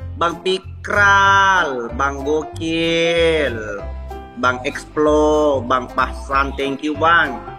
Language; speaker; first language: Indonesian; non-native, local second language; Buginese